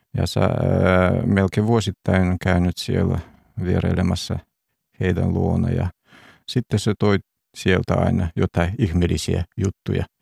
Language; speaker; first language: Finnish; non-native, fluent; Russian